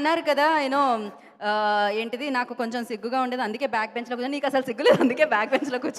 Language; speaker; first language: Telugu; native; Telugu